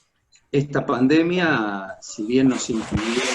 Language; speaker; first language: Spanish; native; Spanish